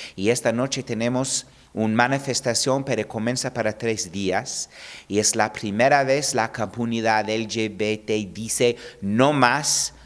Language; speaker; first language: Spanish; non-native, learner; English